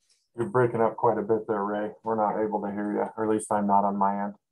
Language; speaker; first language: English; native; English